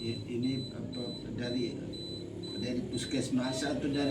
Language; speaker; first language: Indonesian; non-native, local second language; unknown